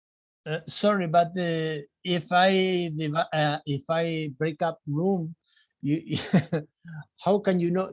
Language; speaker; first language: English; non-native, fluent; Spanish